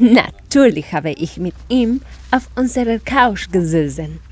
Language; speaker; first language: German; native; German